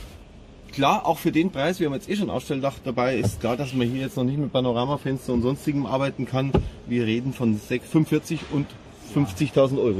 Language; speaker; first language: German; native; German